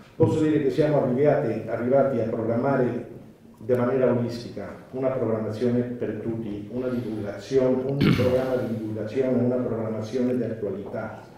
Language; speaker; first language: Italian; non-native, fluent; Spanish